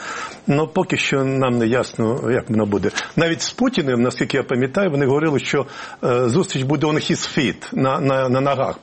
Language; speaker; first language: Ukrainian; native; Ukrainian